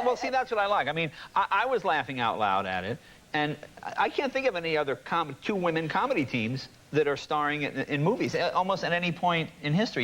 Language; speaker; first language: English; native; English